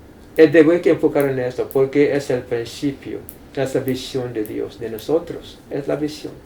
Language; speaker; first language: Spanish; non-native, fluent; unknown